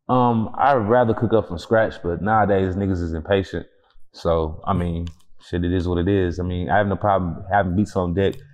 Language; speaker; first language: English; native; English